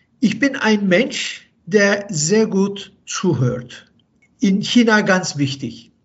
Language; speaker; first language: German; non-native, fluent; Turkish